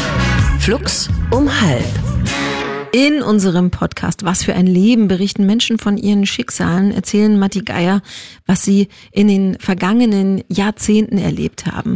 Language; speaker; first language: German; native; German